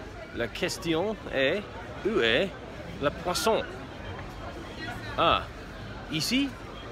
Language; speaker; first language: French; non-native, learner; English